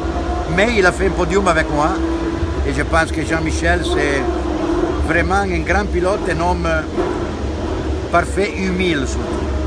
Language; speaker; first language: French; non-native, fluent; Italian